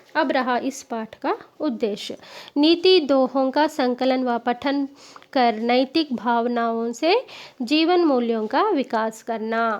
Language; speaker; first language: Hindi; non-native, local second language; Telugu